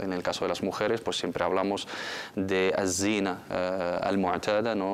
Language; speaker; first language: Spanish; native; Spanish